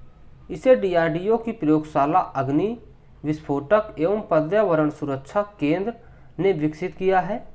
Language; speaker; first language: Hindi; native; Hindi